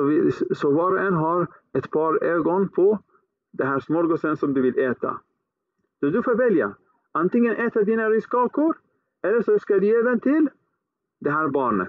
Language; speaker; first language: Swedish; early bilingual, other home language; Arabic